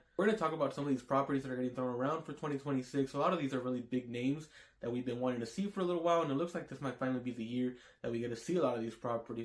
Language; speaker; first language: English; native; English